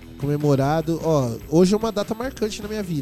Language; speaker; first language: Portuguese; native; Portuguese